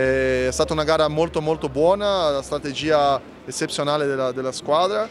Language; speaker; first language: Italian; non-native, learner; Portuguese